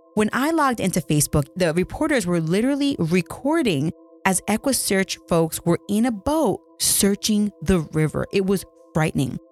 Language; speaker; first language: English; early bilingual, other home language; Spanish